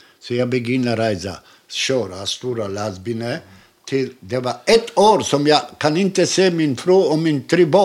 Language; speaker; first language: Swedish; non-native, learner; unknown